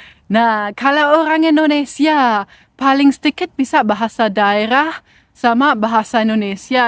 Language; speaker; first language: Indonesian; non-native, fluent; German